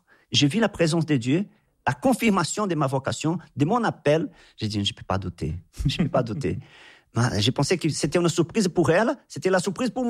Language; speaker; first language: French; non-native, fluent; Portuguese